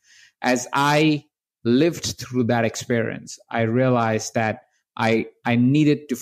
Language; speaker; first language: English; non-native, local second language; Hindi